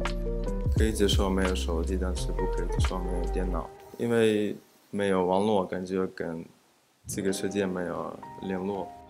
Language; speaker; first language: Chinese; non-native, fluent; Russian